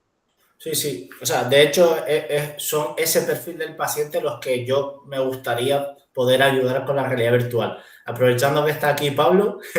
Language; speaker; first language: Spanish; native; Spanish